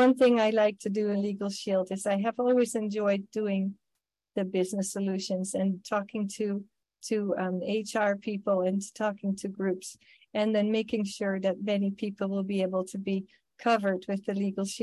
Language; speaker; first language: English; non-native, fluent; Dutch